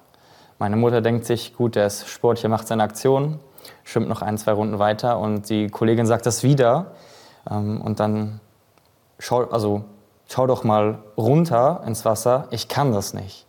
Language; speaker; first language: German; native; German